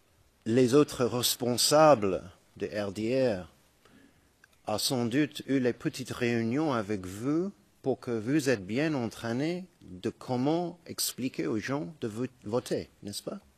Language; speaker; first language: French; non-native, fluent; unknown